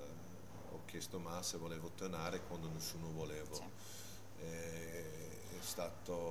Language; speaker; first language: Italian; non-native, fluent; English